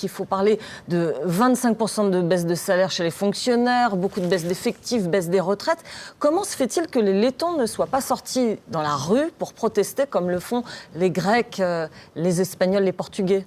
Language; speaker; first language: French; native; French